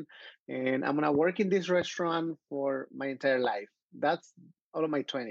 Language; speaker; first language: English; non-native, fluent; Spanish